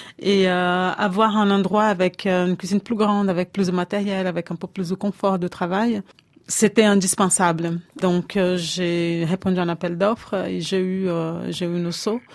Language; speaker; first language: French; non-native, fluent; Portuguese